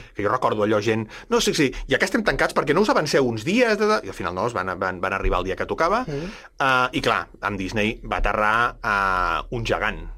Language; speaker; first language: Catalan; native; Catalan